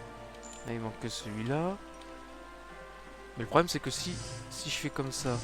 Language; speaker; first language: French; native; French